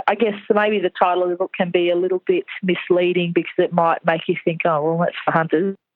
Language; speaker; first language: English; native; English